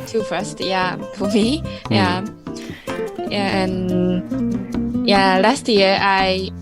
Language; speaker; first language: English; non-native, learner; Japanese